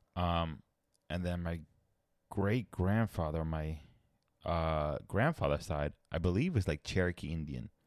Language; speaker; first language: English; early bilingual, other home language; Spanish